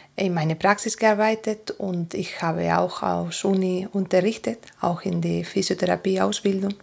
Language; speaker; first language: German; non-native, fluent; Spanish